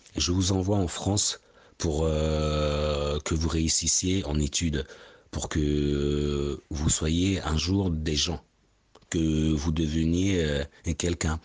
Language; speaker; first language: French; early bilingual, other home language; Bambara